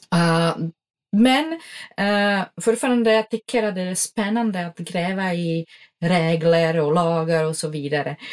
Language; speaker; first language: Swedish; non-native, fluent; Czech